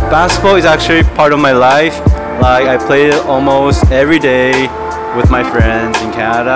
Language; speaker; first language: English; early bilingual, other home language; Chinese